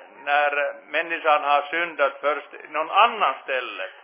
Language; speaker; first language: Swedish; non-native, fluent; Finnish